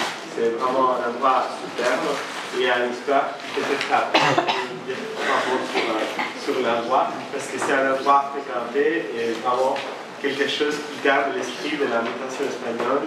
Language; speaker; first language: French; non-native, fluent; Spanish